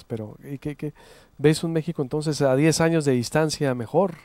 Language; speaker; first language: Spanish; native; Spanish